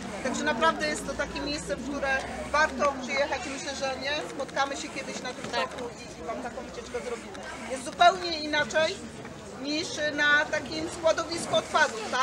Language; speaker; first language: Polish; native; Polish